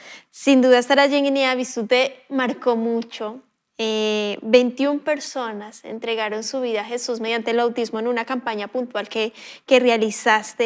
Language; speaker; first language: Spanish; native; Spanish